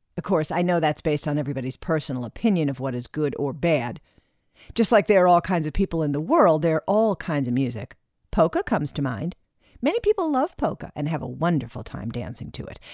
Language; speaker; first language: English; native; English